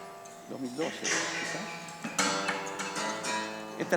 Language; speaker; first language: Spanish; native; Spanish